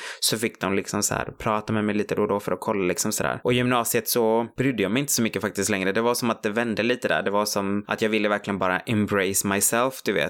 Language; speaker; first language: Swedish; early bilingual, other home language; Spanish